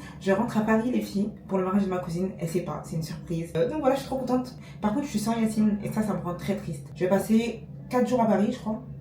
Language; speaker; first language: French; native; French